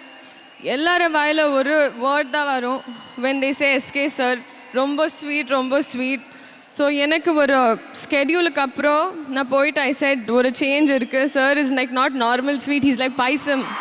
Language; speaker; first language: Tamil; non-native, learner; Telugu